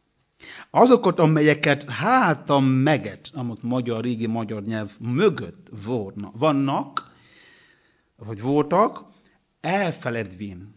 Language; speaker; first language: Hungarian; non-native, learner; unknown